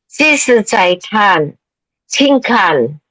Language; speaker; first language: Chinese; non-native, learner; Indonesian